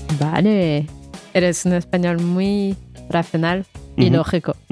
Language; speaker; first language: Spanish; non-native, learner; French